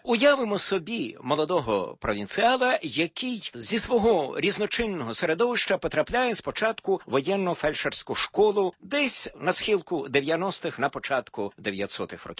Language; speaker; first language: Ukrainian; native; Ukrainian